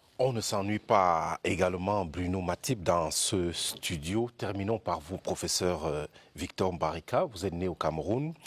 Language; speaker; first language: French; native; French